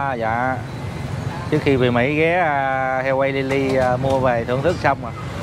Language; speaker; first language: Vietnamese; native; Vietnamese